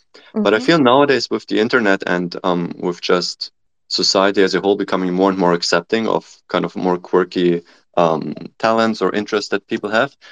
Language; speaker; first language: English; non-native, fluent; German